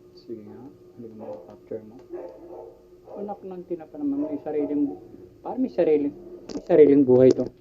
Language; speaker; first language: Filipino; non-native, local second language; Hiligaynon